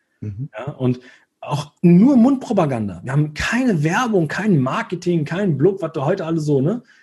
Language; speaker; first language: German; early bilingual, other home language; Italian